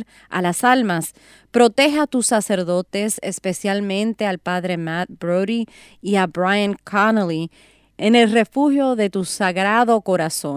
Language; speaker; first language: Spanish; native; Spanish